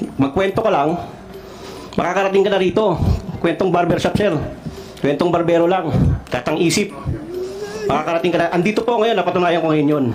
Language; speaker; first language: Filipino; non-native, local second language; Cebuano